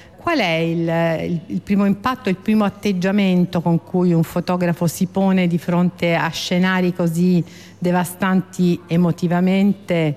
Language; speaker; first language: Italian; native; Italian